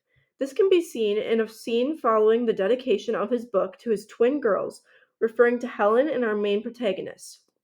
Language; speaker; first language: English; native; English